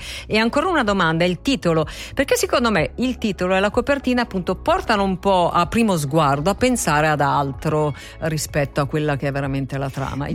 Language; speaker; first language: Italian; native; Italian